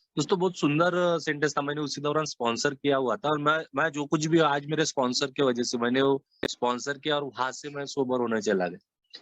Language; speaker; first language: Hindi; non-native, local second language; Marathi